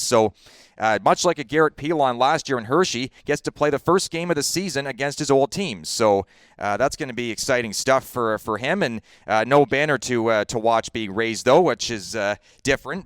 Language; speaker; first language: English; native; English